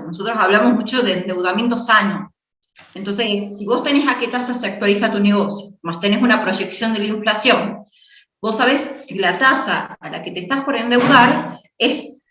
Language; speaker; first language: Spanish; native; Spanish